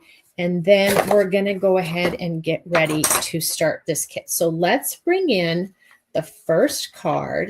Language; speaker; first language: English; native; English